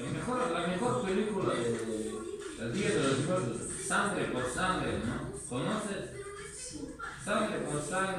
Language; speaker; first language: Spanish; non-native, learner; Russian